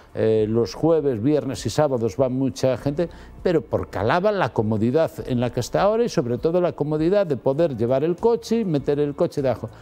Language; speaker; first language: Spanish; native; Spanish